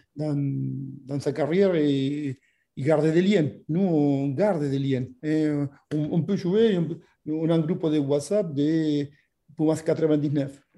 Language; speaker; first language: French; non-native, fluent; Spanish